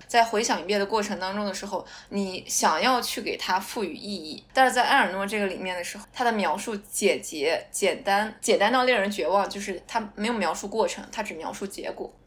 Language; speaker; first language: Chinese; non-native, local second language; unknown